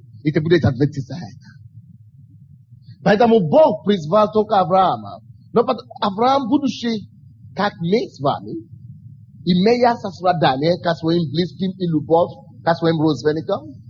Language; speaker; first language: Russian; non-native, fluent; Yoruba